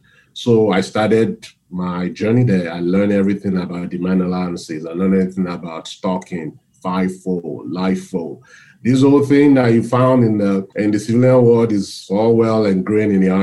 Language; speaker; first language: English; non-native, local second language; Yoruba